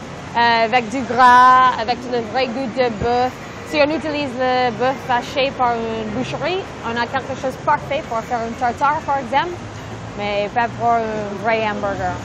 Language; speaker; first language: French; non-native, learner; English